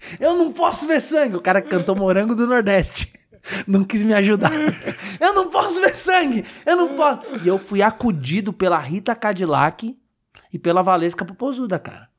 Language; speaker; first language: Portuguese; native; Portuguese